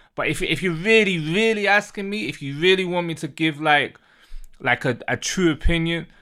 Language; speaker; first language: English; native; English